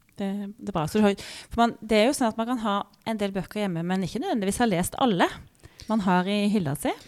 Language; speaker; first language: Norwegian; native; Norwegian